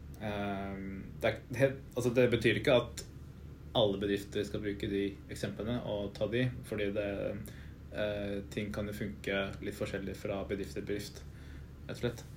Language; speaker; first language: Norwegian; early bilingual, other home language; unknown